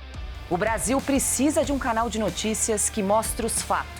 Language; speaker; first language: Portuguese; native; Portuguese